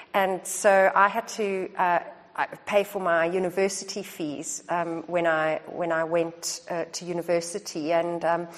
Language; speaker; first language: English; native; English